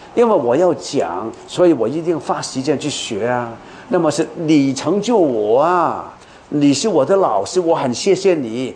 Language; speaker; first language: Chinese; non-native, local second language; Cantonese